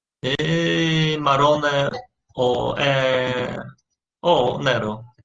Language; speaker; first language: Italian; non-native, learner; Polish